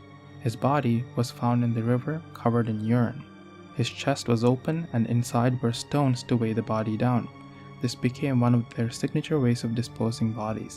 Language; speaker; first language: English; native; English